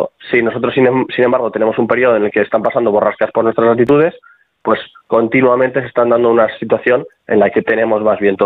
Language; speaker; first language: Spanish; native; Spanish